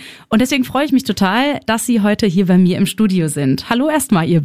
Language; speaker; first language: German; native; German